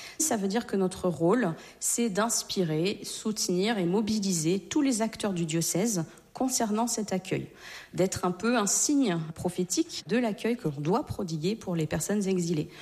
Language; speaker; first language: French; native; French